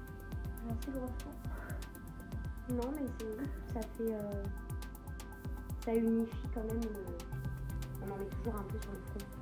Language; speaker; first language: French; native; French